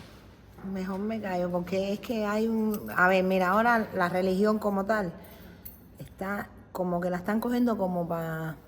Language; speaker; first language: Spanish; native; Spanish